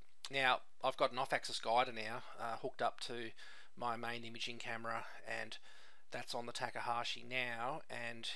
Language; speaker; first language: English; native; English